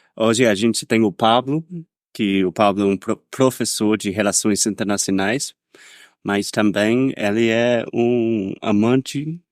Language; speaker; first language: Portuguese; non-native, fluent; English